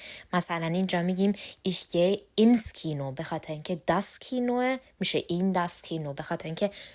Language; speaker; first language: Persian; native; Persian